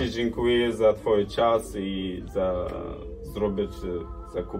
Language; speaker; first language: Polish; non-native, learner; Arabic